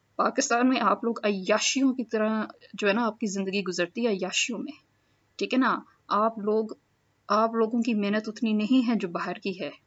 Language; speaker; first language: Urdu; non-native, local second language; Punjabi